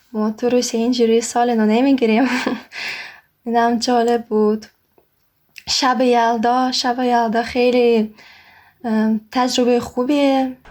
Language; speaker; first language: Persian; non-native, fluent; Russian